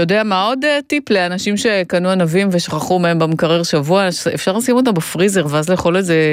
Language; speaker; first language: Hebrew; native; Hebrew